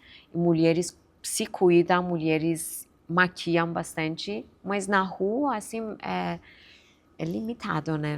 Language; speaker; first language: Portuguese; non-native, fluent; Persian